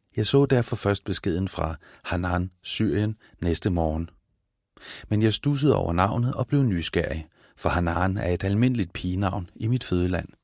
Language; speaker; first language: Danish; native; Danish